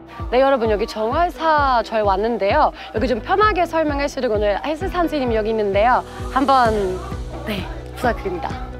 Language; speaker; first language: Korean; non-native, fluent; Turkish